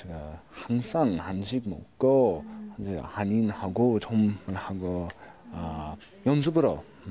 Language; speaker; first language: Korean; non-native, learner; English